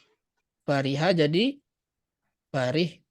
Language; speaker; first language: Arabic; non-native, fluent; Indonesian